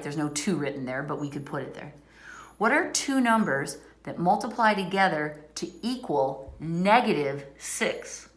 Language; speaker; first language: English; native; English